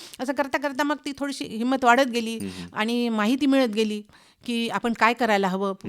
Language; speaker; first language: Marathi; non-native, local second language; Hindi